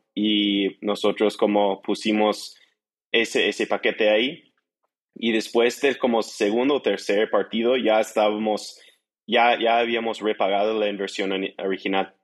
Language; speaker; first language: Spanish; non-native, fluent; English